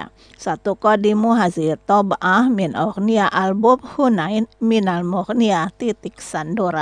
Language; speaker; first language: Arabic; non-native, fluent; Indonesian